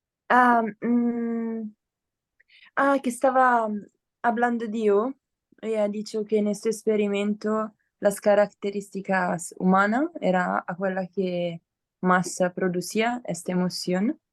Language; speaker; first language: Spanish; non-native, learner; Italian